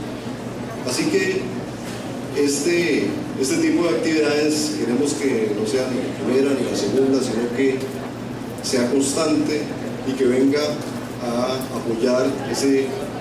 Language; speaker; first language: Spanish; native; Spanish